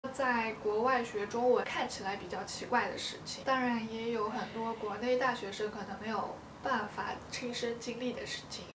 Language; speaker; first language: Chinese; native; Chinese